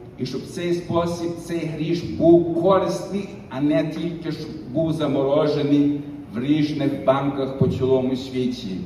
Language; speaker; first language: Ukrainian; early bilingual, heritage; Ukrainian